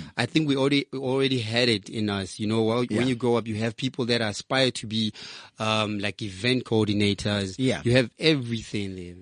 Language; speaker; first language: English; non-native, local second language; Southern Sotho